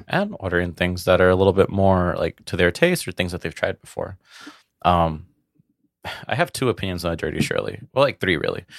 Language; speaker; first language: English; native; English